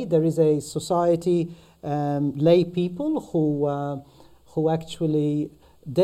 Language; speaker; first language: English; non-native, fluent; Maltese